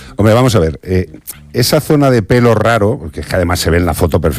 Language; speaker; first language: Spanish; native; Spanish